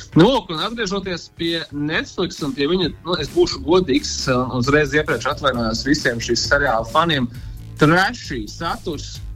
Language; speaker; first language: Latvian; non-native, local second language; Russian